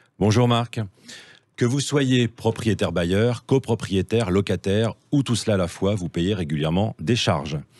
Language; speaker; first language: French; native; French